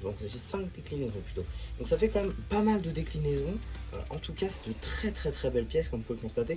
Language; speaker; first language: French; native; French